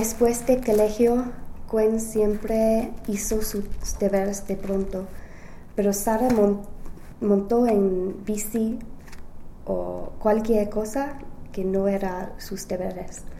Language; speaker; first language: Spanish; non-native, learner; English